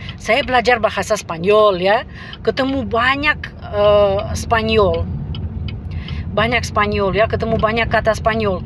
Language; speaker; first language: Indonesian; non-native, fluent; Russian